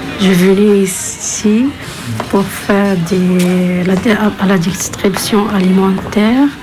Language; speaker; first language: French; non-native, learner; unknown